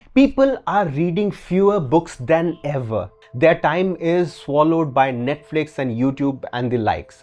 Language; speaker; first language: English; non-native, local second language; Hindi